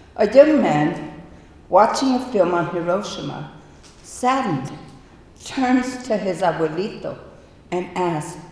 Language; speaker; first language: English; native; English